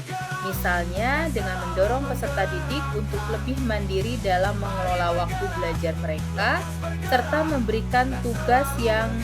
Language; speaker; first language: Indonesian; native; Indonesian